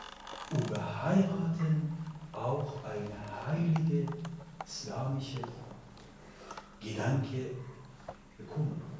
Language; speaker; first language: German; non-native, learner; Persian